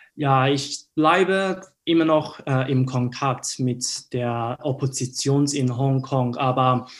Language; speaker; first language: German; non-native, learner; Cantonese